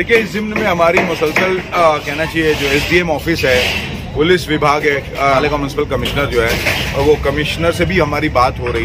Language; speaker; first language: Hindi; native; Hindi